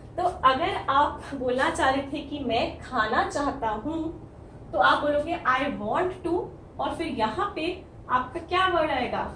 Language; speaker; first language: Hindi; native; Hindi